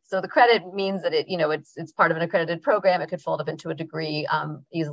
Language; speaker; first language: English; native; English